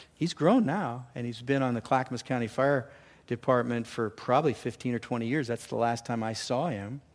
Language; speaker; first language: English; native; English